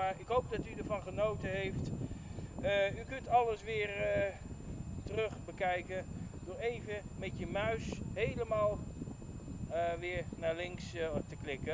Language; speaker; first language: Dutch; native; Dutch